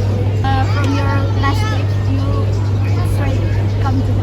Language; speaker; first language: English; non-native, learner; Indonesian